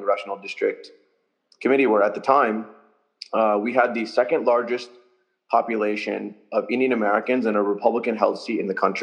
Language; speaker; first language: English; native; English